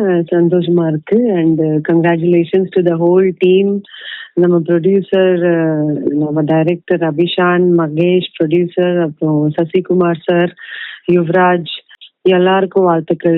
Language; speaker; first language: Tamil; non-native, fluent; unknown